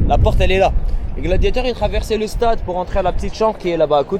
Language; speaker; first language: French; non-native, local second language; Arabic